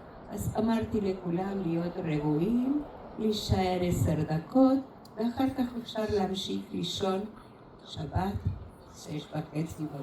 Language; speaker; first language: Hebrew; non-native, fluent; Spanish